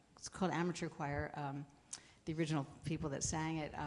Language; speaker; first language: English; native; English